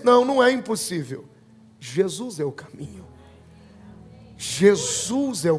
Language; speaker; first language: Portuguese; native; Portuguese